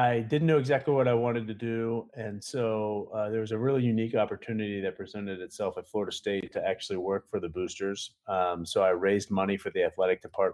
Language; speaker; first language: English; native; English